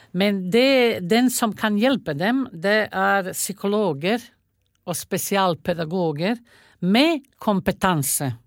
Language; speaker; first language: Norwegian; non-native, fluent; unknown